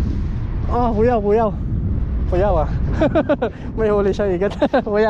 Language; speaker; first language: Chinese; non-native, learner; Filipino